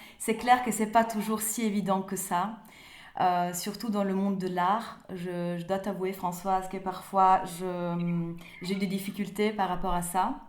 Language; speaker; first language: French; non-native, fluent; Italian